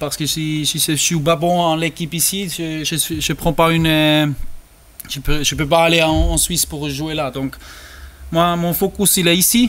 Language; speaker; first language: French; non-native, learner; German